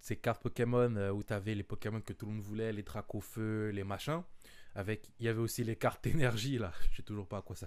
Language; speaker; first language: French; native; French